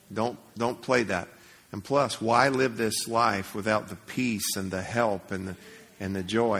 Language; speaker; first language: English; native; English